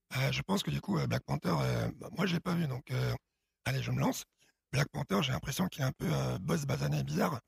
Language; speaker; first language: French; early bilingual, other home language; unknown